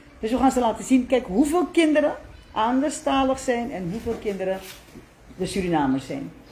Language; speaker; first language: Dutch; native; Dutch